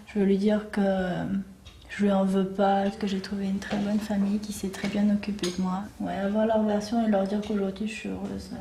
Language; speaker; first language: French; early bilingual, other home language; Korean